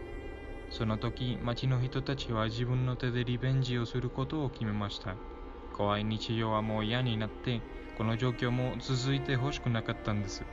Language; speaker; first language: Japanese; non-native, learner; Spanish